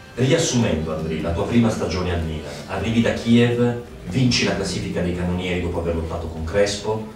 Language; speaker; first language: Italian; native; Italian